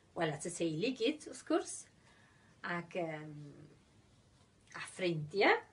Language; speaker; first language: Welsh; early bilingual, heritage; Spanish